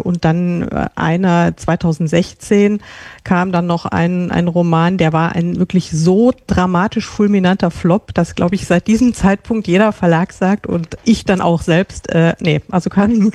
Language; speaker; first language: German; native; German